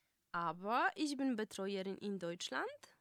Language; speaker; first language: German; non-native, fluent; Polish